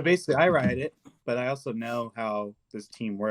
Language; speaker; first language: English; native; English